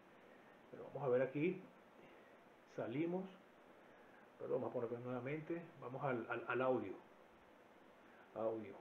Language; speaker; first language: Spanish; native; Spanish